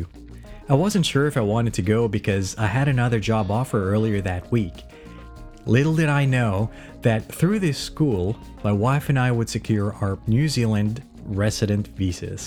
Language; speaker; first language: English; non-native, local second language; Filipino